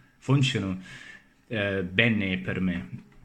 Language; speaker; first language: Italian; non-native, learner; English